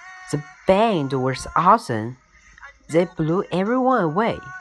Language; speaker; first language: English; non-native, fluent; Chinese